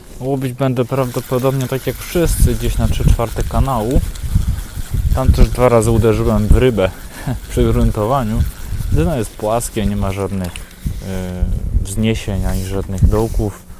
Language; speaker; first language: Polish; native; Polish